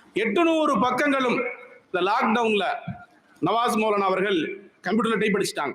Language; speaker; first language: Tamil; native; Tamil